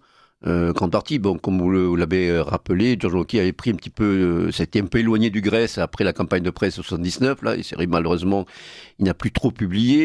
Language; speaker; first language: French; native; French